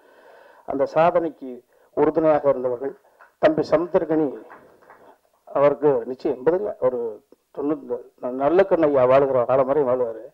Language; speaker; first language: Tamil; native; Tamil